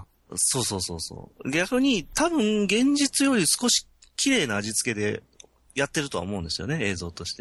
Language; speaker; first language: Japanese; native; Japanese